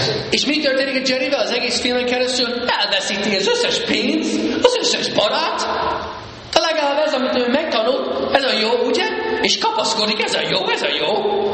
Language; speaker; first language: Hungarian; non-native, fluent; English